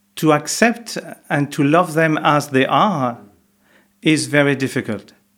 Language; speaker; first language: English; non-native, fluent; French